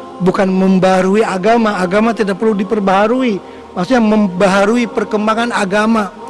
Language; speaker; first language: Indonesian; non-native, local second language; Banjar